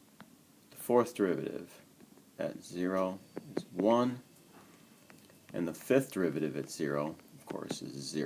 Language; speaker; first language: English; native; English